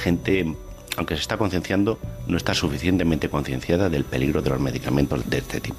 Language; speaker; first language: Spanish; native; Spanish